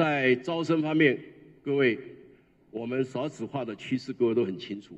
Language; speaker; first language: Chinese; native; Chinese